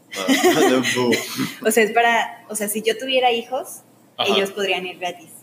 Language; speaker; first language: Spanish; native; Spanish